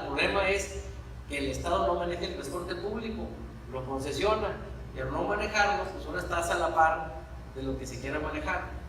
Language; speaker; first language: Spanish; native; Spanish